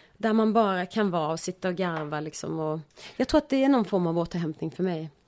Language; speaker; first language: Swedish; native; Swedish